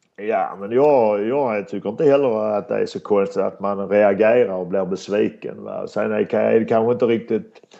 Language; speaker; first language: Swedish; native; Swedish